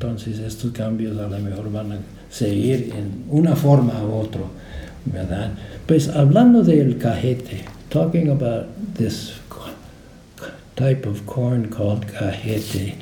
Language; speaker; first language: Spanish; non-native, fluent; English